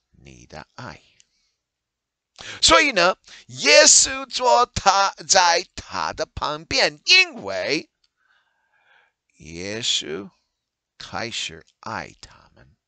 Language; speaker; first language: Chinese; non-native, learner; English